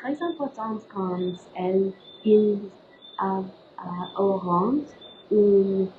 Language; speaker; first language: French; non-native, learner; English